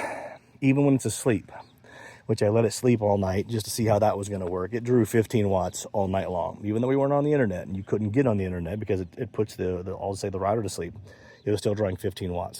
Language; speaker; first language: English; native; English